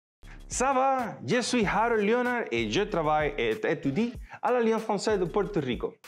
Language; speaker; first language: French; non-native, learner; Spanish